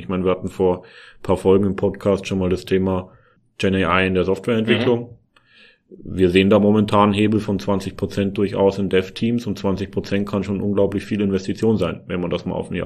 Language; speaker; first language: German; native; German